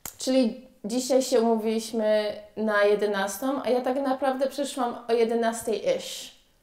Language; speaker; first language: Polish; early bilingual, heritage; Polish